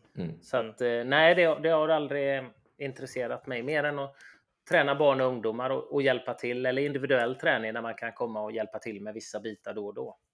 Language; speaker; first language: Swedish; native; Swedish